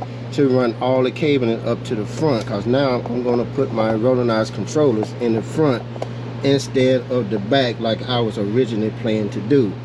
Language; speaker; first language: English; native; English